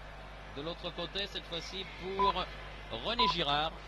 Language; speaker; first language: French; native; French